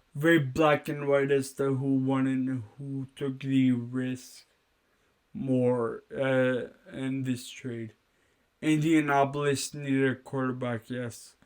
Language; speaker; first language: English; native; English